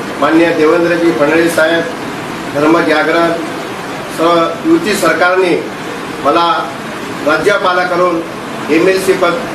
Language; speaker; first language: Marathi; non-native, local second language; Lambadi